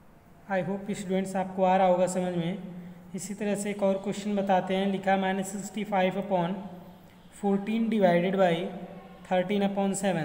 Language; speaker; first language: Hindi; native; Hindi